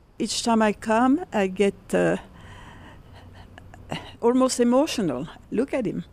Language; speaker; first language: English; non-native, fluent; French